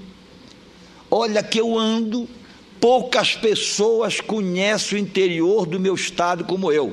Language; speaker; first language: Portuguese; native; Portuguese